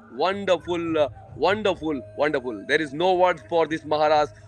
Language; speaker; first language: English; non-native, local second language; Gujarati